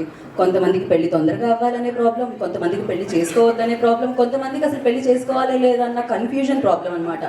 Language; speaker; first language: Telugu; native; Telugu